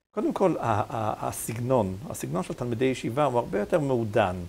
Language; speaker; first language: Hebrew; native; Hebrew